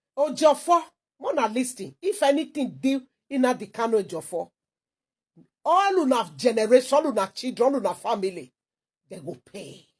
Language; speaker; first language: Nigerian Pidgin; non-native, local second language; Igbo